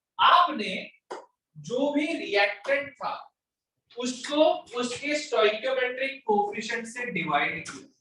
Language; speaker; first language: Hindi; non-native, local second language; Gujarati